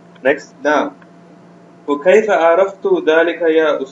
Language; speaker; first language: Arabic; non-native, learner; Urdu